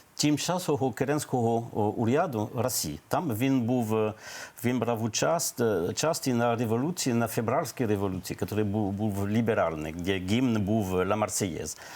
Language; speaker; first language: Ukrainian; non-native, learner; French